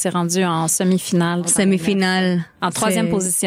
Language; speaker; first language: French; early bilingual, other home language; Spanish